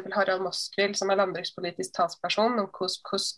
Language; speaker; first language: Norwegian; native; Norwegian